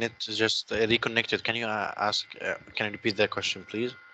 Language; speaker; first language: English; non-native, learner; Arabic